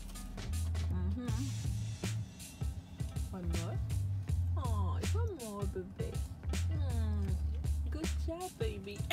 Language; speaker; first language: English; non-native, learner; Spanish